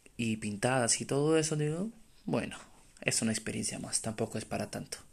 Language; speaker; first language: Spanish; non-native, fluent; Romanian